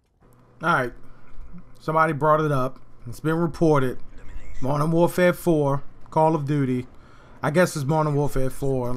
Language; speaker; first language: English; native; English